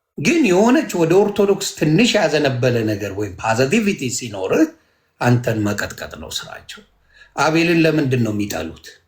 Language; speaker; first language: Amharic; native; Amharic